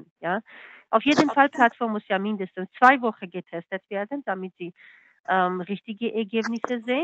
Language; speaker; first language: German; non-native, fluent; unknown